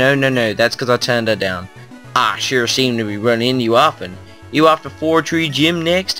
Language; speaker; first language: English; native; English